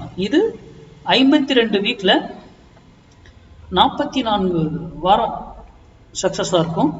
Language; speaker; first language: Tamil; native; Tamil